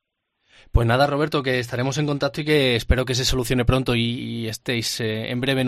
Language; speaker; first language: Spanish; native; Spanish